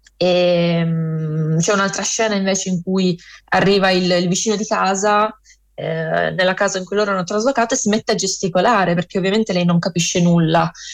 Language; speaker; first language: Italian; early bilingual, other home language; Romanian